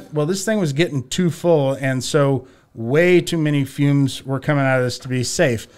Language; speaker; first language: English; native; English